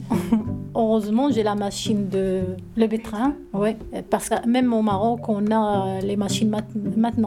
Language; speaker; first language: French; non-native, learner; Arabic